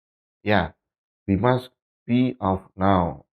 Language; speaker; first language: English; non-native, fluent; Indonesian